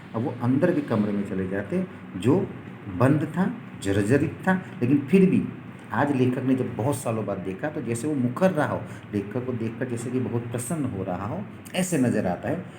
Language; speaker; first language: Hindi; non-native, local second language; Gujarati